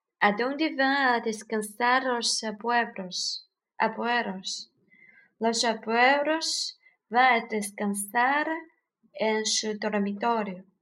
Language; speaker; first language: Spanish; non-native, learner; Chinese